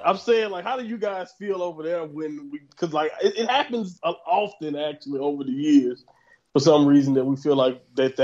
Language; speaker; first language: English; native; English